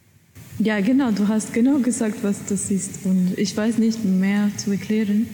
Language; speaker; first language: German; non-native, learner; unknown